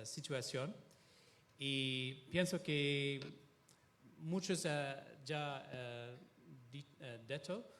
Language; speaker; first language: Spanish; non-native, fluent; Italian